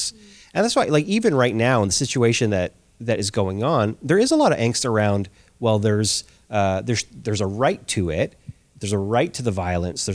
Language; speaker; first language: English; native; English